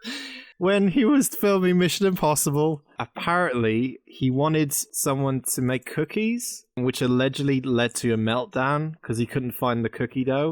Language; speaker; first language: English; native; English